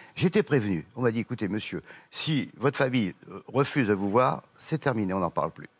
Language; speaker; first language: French; native; French